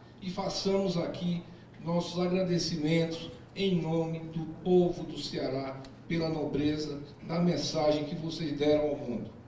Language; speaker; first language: Portuguese; native; Portuguese